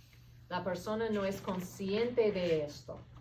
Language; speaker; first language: Spanish; non-native, fluent; English